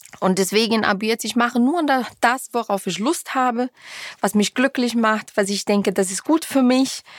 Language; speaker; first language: German; non-native, fluent; Portuguese